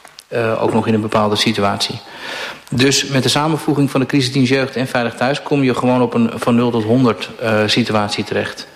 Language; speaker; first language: Dutch; native; Dutch